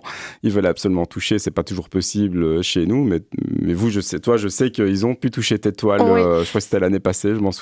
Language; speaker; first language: French; native; French